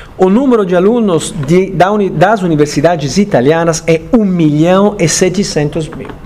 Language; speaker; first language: Portuguese; non-native, fluent; Italian